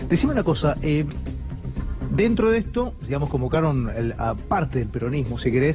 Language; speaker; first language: Spanish; native; Spanish